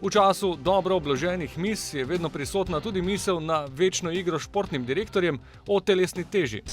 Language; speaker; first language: Slovenian; native; Slovenian